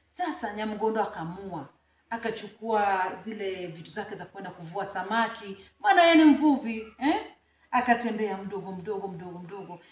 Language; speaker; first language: Swahili; non-native, local second language; Luo (Kenya and Tanzania)